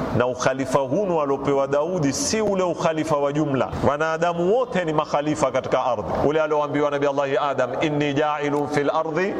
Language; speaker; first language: Swahili; native; Swahili